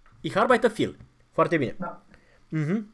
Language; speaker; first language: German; non-native, fluent; Romanian